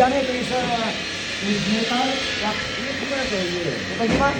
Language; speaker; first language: Polish; non-native, learner; Filipino